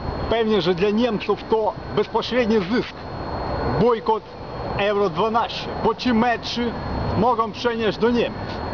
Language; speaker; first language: Polish; non-native, fluent; Ukrainian